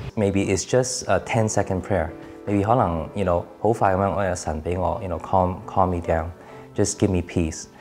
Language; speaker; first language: English; early bilingual, other home language; Cantonese